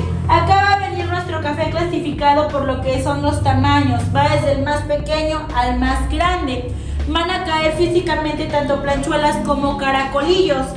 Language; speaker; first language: Spanish; native; Spanish